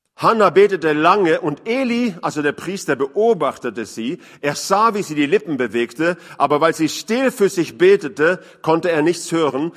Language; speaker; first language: German; non-native, fluent; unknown